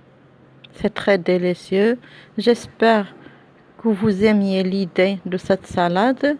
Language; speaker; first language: French; non-native, local second language; Arabic